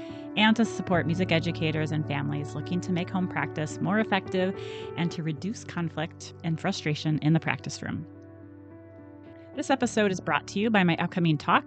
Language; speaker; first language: English; native; English